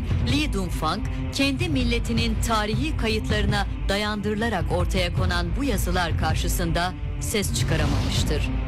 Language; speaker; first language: Turkish; native; Turkish